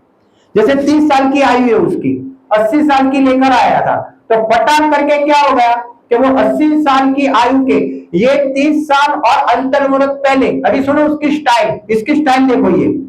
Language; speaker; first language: Hindi; non-native, local second language; Gujarati